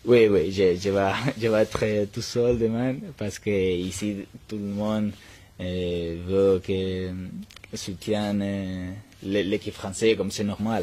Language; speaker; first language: French; non-native, learner; Spanish